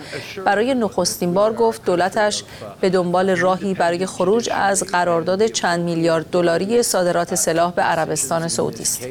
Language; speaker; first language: Persian; native; Persian